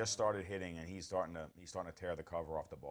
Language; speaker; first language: English; native; English